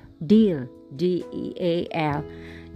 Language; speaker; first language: English; non-native, fluent; Indonesian